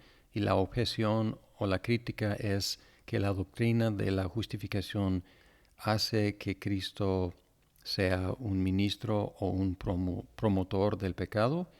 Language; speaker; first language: Spanish; non-native, fluent; English